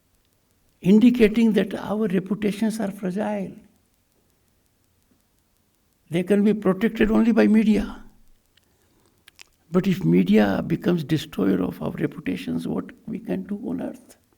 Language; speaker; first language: English; non-native, local second language; Hindi